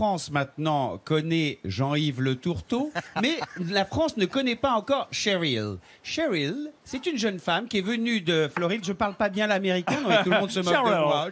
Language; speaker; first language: French; native; French